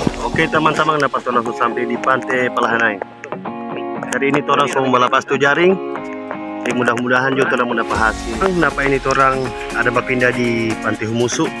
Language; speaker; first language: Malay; non-native, local second language; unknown